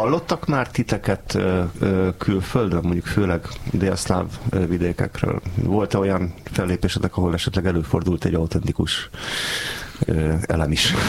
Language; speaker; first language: Hungarian; native; Hungarian